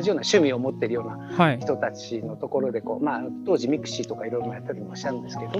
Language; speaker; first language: Japanese; native; Japanese